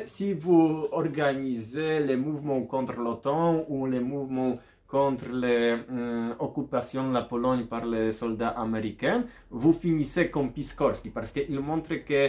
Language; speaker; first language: French; non-native, learner; Polish